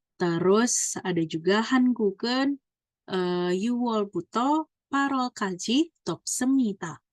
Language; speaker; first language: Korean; non-native, fluent; Indonesian